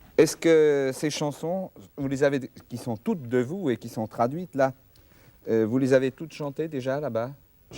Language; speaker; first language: French; native; French